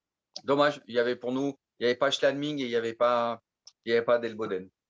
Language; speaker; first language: French; native; French